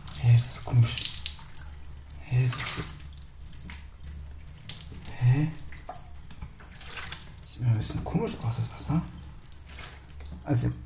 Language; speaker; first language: German; native; German